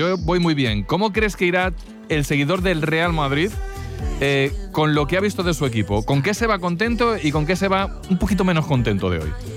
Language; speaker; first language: Spanish; native; Spanish